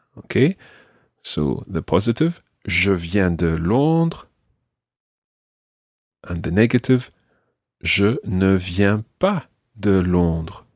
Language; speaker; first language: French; non-native, fluent; English